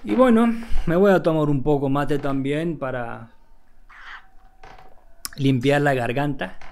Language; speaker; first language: Spanish; non-native, fluent; Turkish